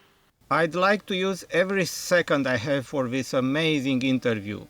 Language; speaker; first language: English; non-native, fluent; Romanian